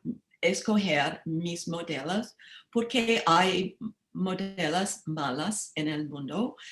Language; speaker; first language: Spanish; non-native, learner; English